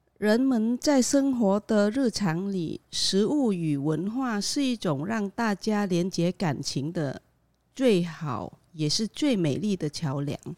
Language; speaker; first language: Chinese; non-native, fluent; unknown